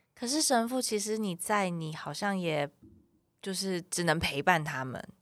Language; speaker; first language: Chinese; native; Chinese